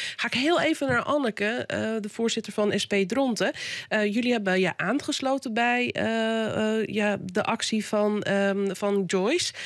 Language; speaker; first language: Dutch; native; Dutch